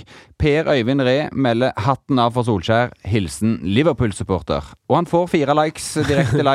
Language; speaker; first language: Norwegian; native; Norwegian